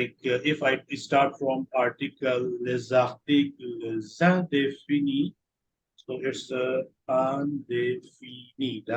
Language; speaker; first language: French; non-native, fluent; Urdu